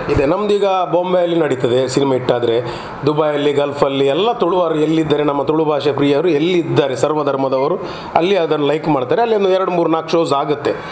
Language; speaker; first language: Kannada; non-native, local second language; Tulu